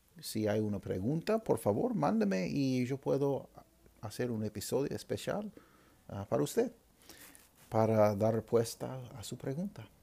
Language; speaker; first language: Spanish; non-native, fluent; English